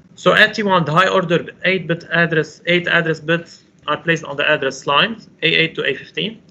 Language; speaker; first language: English; non-native, local second language; Arabic